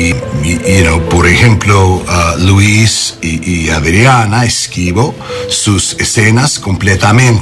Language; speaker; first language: Spanish; non-native, learner; English